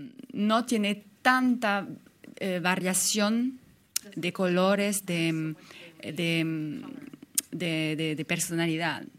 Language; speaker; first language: Spanish; non-native, fluent; French